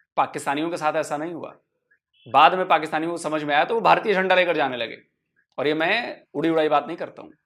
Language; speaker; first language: Hindi; native; Hindi